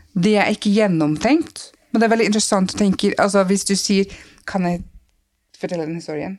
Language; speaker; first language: Norwegian; non-native, fluent; English